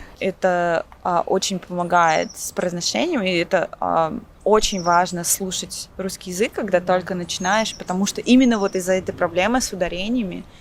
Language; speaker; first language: Russian; native; Russian